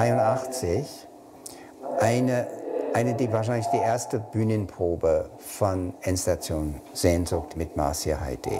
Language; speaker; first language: German; non-native, fluent; English